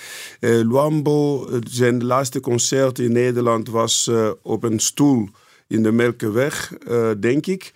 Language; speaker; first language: Dutch; non-native, fluent; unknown